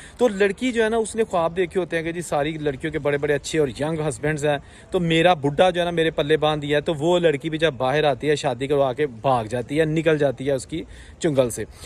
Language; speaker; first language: Hindi; non-native, local second language; Punjabi